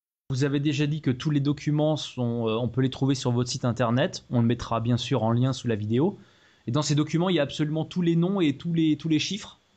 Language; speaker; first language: French; native; French